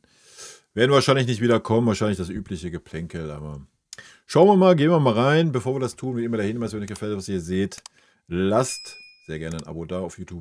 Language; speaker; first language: German; native; German